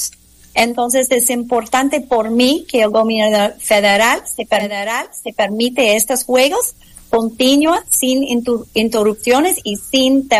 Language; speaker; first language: Spanish; non-native, fluent; English